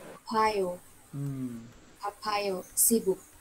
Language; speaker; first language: Korean; non-native, learner; Indonesian